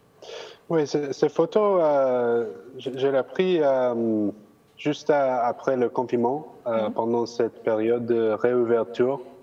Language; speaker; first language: French; non-native, fluent; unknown